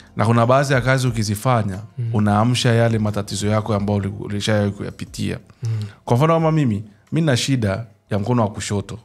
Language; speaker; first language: Swahili; native; Swahili